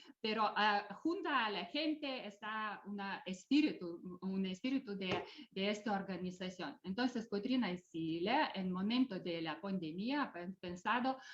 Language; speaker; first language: Spanish; non-native, fluent; Lithuanian